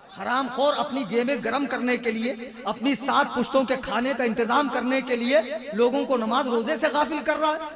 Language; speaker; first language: Urdu; native; Urdu